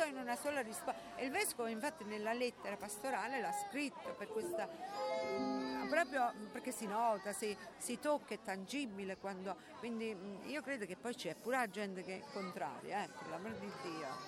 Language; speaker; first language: Italian; native; Italian